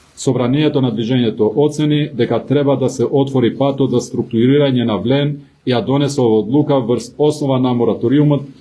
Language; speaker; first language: Macedonian; non-native, local second language; Albanian